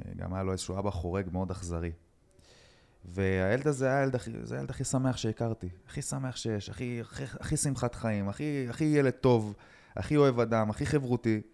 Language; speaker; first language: Hebrew; native; Hebrew